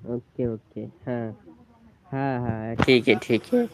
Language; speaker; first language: Hindi; non-native, local second language; Bangla